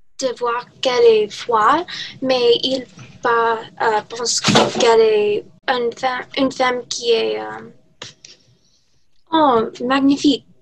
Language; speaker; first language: French; non-native, learner; English